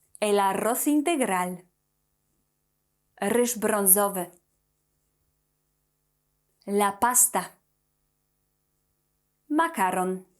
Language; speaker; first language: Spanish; non-native, fluent; Polish